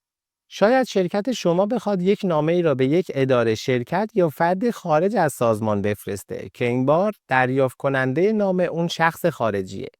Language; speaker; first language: Persian; native; Persian